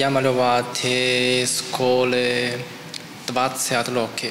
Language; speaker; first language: Ukrainian; non-native, learner; Chinese